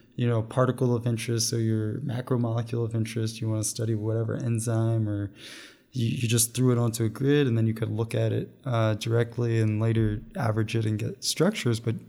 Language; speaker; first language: English; native; English